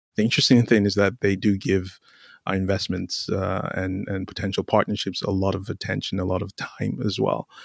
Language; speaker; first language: English; non-native, local second language; Yoruba